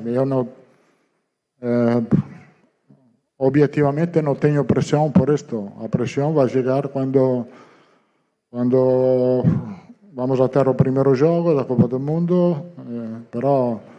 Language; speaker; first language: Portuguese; non-native, learner; Italian